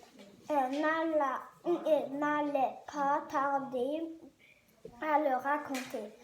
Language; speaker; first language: French; non-native, learner; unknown